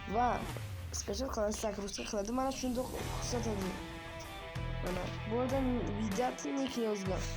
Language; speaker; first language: Uzbek; non-native, local second language; Tajik